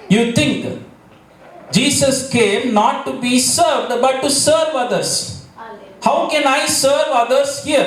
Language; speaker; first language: English; non-native, local second language; Tamil